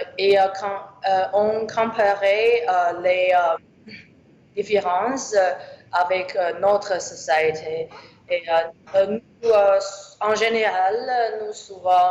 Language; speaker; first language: French; non-native, learner; English